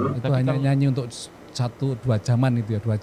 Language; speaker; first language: Indonesian; native; Indonesian